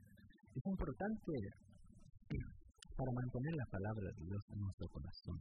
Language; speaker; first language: Spanish; early bilingual, heritage; English